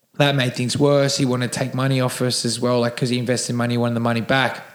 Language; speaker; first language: English; native; English